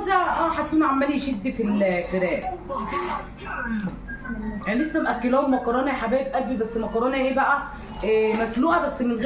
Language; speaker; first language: Arabic; native; Arabic